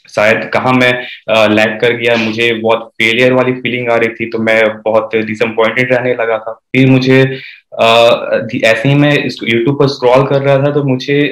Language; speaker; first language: Hindi; native; Hindi